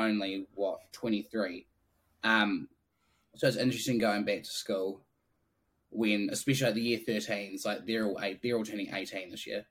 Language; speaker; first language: English; native; English